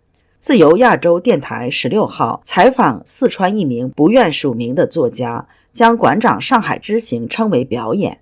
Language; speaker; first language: Chinese; native; Chinese